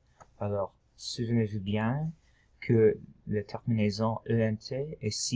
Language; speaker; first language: French; non-native, local second language; English